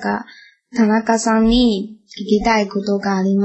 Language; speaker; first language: Japanese; non-native, learner; Chinese